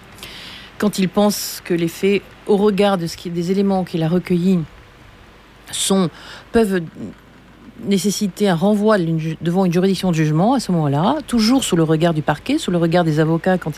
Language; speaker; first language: French; native; French